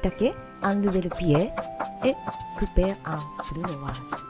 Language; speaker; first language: French; non-native, learner; Japanese